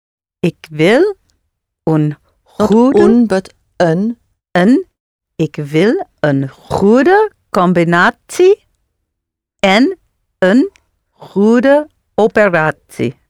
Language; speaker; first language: Dutch; non-native, learner; English